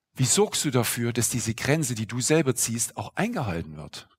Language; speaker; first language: German; native; German